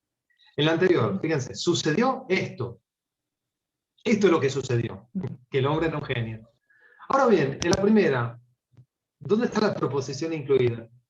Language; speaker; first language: Spanish; native; Spanish